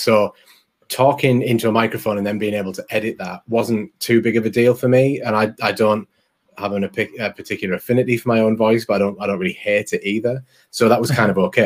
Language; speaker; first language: English; native; English